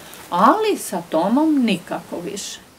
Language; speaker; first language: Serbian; non-native, local second language; Romanian